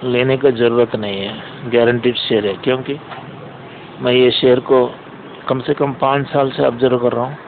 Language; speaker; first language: Hindi; non-native, local second language; Telugu